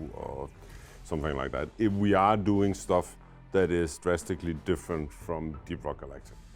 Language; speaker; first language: English; non-native, fluent; Danish